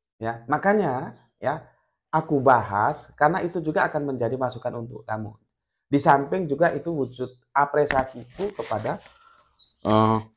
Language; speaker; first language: Indonesian; non-native, local second language; Javanese